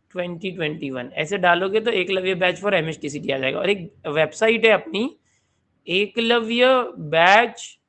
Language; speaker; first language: Hindi; non-native, local second language; Marathi